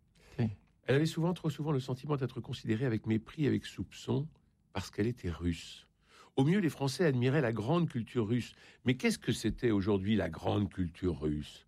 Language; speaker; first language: French; native; French